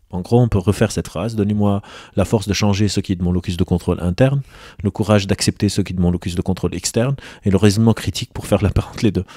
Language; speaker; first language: French; non-native, local second language; Arabic